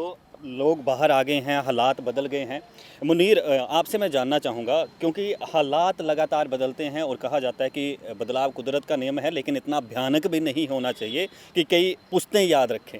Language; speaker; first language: Hindi; native; Hindi